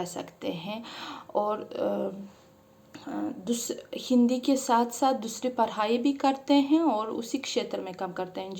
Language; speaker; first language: Hindi; non-native, fluent; Uzbek